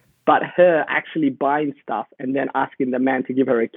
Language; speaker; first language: English; native; English